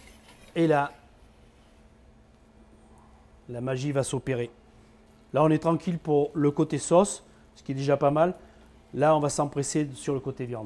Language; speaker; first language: French; native; French